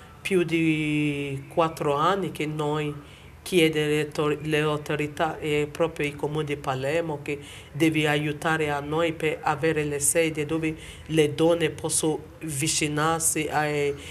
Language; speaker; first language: Italian; non-native, learner; Bini